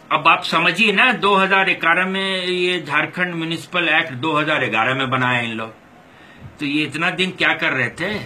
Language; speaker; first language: Hindi; non-native, local second language; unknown